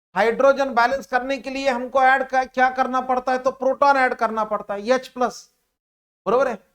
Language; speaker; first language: Hindi; non-native, local second language; Marathi